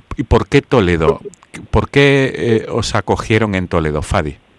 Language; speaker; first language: Spanish; native; Spanish